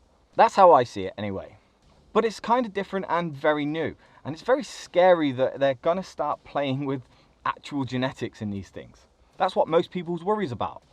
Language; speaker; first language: English; native; English